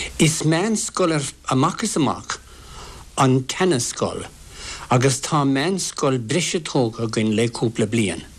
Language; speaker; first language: Irish; native; Irish